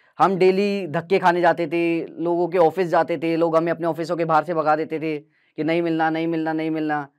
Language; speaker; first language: Hindi; native; Hindi